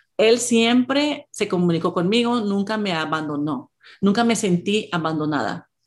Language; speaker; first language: Spanish; early bilingual, heritage; Spanish